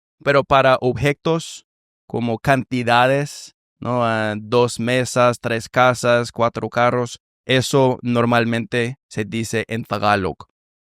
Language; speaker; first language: Spanish; non-native, fluent; English